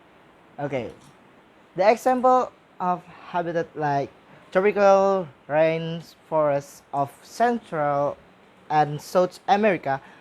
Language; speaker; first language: English; non-native, learner; Indonesian